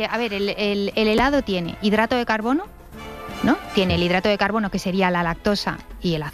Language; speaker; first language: Spanish; native; Spanish